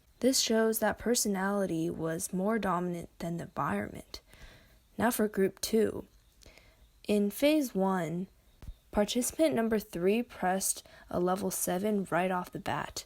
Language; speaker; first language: English; native; English